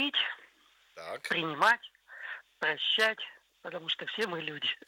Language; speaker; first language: Russian; native; Russian